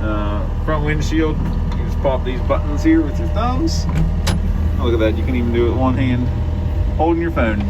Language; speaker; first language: English; native; English